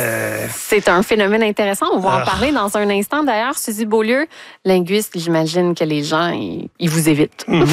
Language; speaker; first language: French; native; French